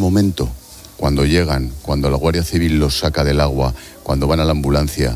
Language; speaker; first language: Spanish; native; Spanish